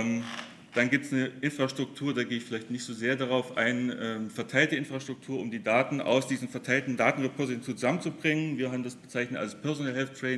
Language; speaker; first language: German; native; German